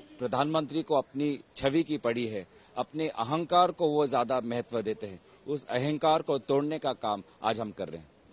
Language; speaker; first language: Hindi; non-native, local second language; Assamese